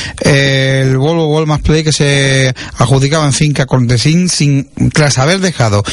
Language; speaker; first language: Spanish; native; Spanish